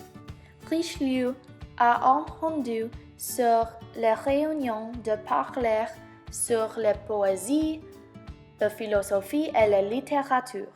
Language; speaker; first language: French; non-native, learner; English